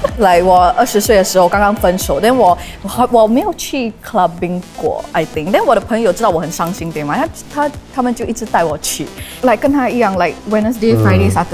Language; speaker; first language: Chinese; non-native, local second language; English